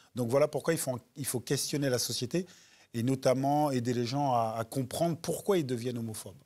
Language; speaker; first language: French; native; French